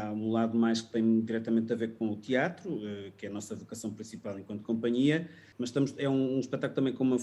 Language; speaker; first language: Portuguese; native; Portuguese